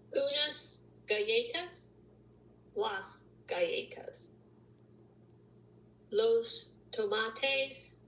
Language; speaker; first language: Spanish; non-native, learner; English